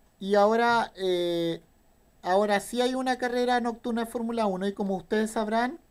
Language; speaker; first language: Spanish; native; Spanish